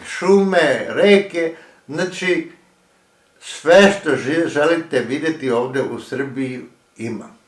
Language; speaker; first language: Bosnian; early bilingual, heritage; Croatian